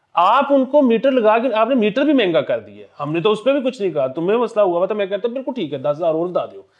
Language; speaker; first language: Urdu; native; Urdu